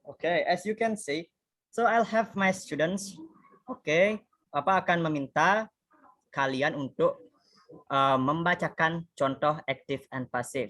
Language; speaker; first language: English; non-native, fluent; Indonesian